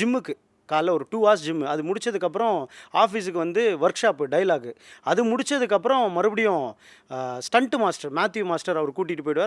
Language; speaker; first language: Tamil; native; Tamil